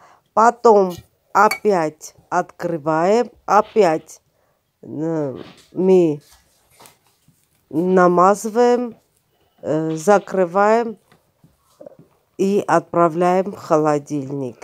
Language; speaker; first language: Russian; non-native, fluent; Armenian